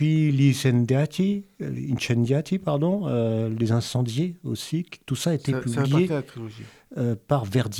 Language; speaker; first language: French; native; French